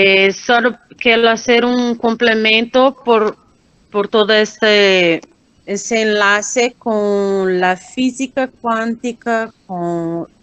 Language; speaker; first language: Spanish; non-native, fluent; Portuguese